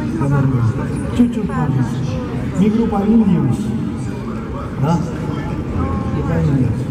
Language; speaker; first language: Russian; non-native, learner; Spanish